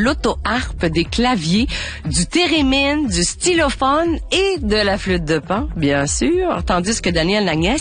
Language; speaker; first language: French; native; French